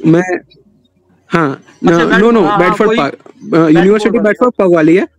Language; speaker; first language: Hindi; non-native, local second language; Gujarati